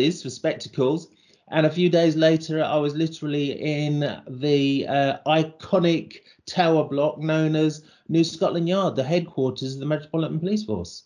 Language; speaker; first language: English; native; English